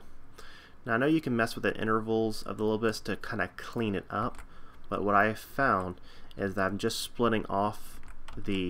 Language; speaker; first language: English; native; English